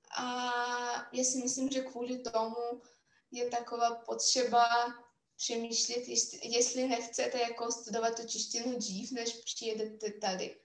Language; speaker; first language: Czech; non-native, fluent; Russian